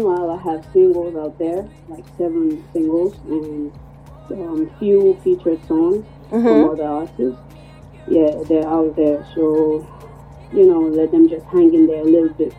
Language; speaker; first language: English; non-native, local second language; Krio